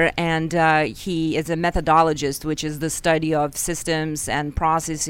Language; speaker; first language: English; non-native, fluent; Russian